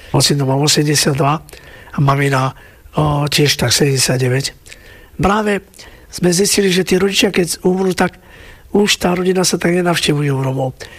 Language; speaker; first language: Slovak; native; Slovak